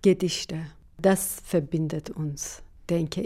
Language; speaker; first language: German; non-native, fluent; Persian